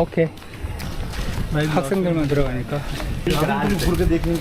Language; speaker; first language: Korean; native; Korean